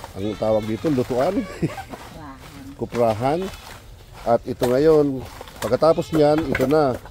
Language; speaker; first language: Filipino; non-native, local second language; Bikol